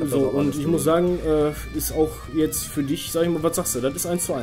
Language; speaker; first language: German; native; German